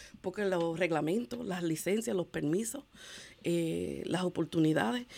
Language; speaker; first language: Spanish; early bilingual, heritage; Spanish